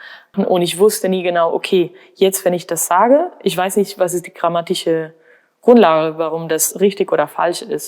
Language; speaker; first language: German; non-native, fluent; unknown